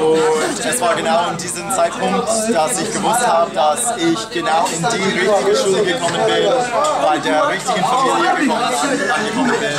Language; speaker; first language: German; non-native, fluent; English